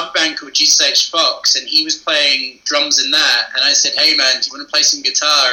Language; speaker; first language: English; native; English